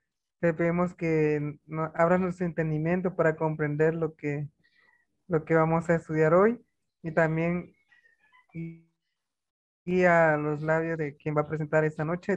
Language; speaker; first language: Spanish; native; Spanish